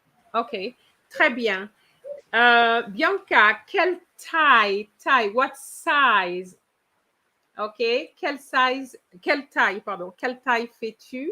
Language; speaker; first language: French; non-native, fluent; English